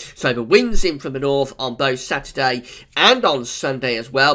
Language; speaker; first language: English; native; English